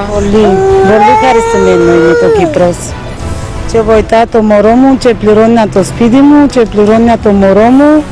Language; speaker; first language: Greek; non-native, learner; Bulgarian